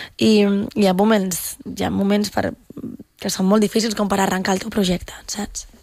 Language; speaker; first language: Catalan; non-native, local second language; Spanish